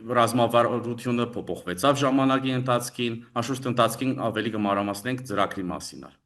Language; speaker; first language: Armenian; early bilingual, heritage; Armenian